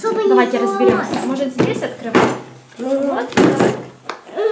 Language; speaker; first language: Russian; native; Russian